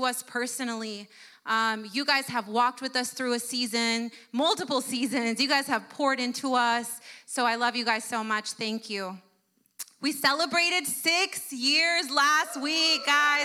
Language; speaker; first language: English; early bilingual, other home language; Spanish